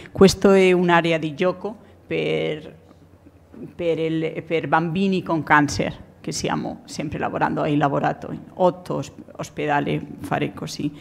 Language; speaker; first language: Italian; non-native, learner; Spanish